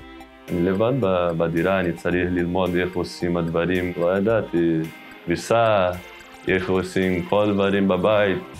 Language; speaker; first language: Hebrew; non-native, learner; Portuguese